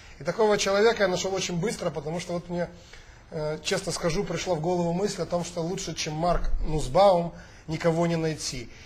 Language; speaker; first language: Russian; native; Russian